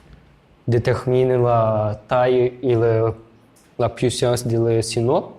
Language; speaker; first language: French; non-native, learner; Portuguese